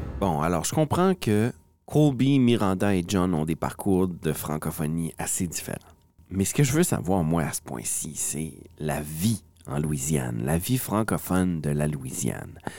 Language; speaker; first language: French; native; French